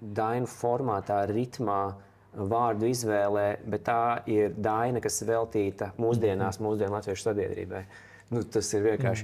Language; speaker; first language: Latvian; native; Latvian